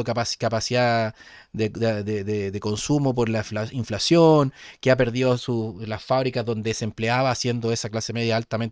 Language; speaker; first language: Spanish; native; Spanish